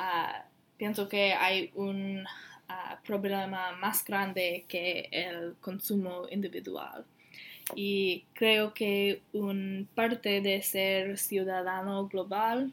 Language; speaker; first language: Spanish; non-native, learner; English